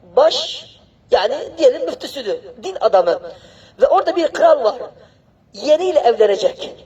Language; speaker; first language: Turkish; non-native, fluent; Arabic